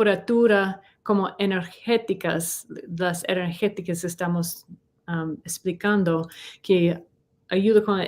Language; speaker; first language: Spanish; non-native, fluent; English